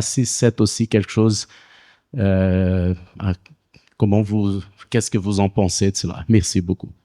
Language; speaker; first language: French; non-native, fluent; Portuguese